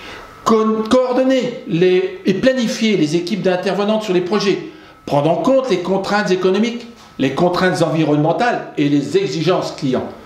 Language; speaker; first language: French; native; French